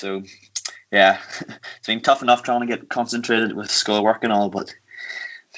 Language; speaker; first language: English; native; English